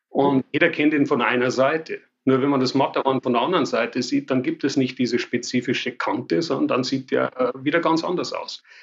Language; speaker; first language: German; native; German